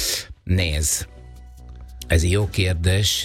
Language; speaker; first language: Hungarian; non-native, fluent; Italian